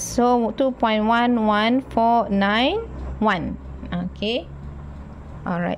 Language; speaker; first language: English; non-native, local second language; Malay